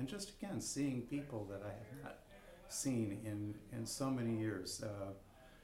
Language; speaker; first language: English; native; English